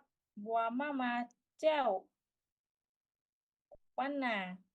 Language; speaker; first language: Chinese; non-native, learner; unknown